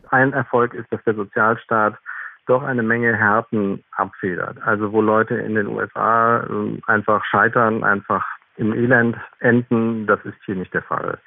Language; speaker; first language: German; native; German